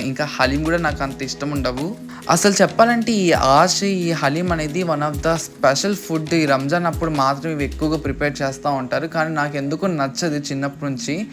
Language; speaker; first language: Telugu; non-native, local second language; Urdu